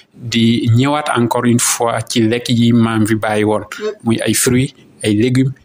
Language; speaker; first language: Wolof; native; Wolof